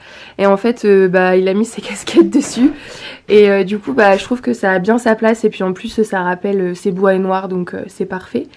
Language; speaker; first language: French; native; French